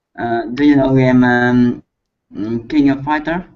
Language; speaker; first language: English; non-native, learner; Vietnamese